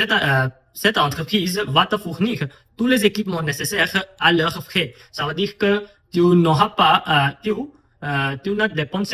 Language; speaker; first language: French; non-native, fluent; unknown